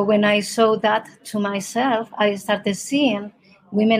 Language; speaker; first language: English; non-native, fluent; Spanish